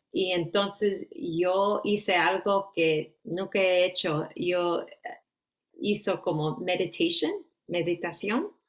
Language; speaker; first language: Spanish; early bilingual, heritage; Spanish